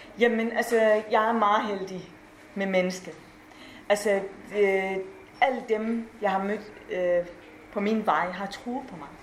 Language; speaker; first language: Danish; non-native, fluent; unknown